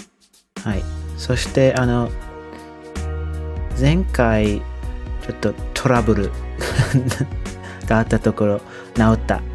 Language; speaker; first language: Japanese; non-native, learner; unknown